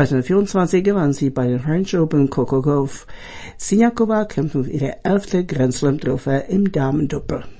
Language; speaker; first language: German; native; German